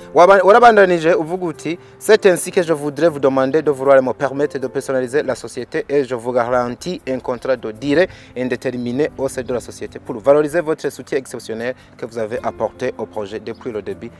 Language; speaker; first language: French; non-native, local second language; Rundi